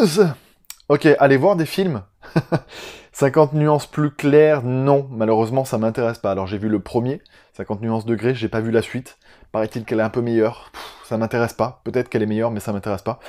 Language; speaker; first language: French; native; French